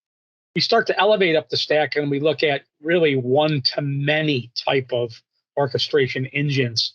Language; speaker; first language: English; native; English